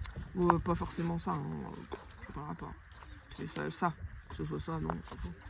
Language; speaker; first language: French; native; French